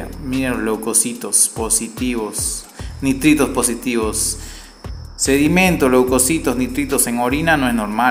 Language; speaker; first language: Spanish; native; Spanish